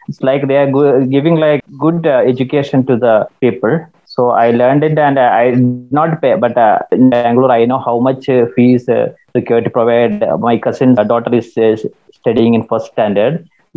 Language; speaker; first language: English; non-native, local second language; Malayalam